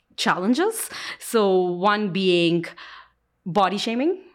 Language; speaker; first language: English; early bilingual, other home language; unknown